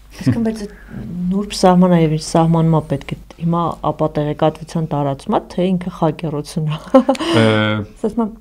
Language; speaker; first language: Armenian; native; Armenian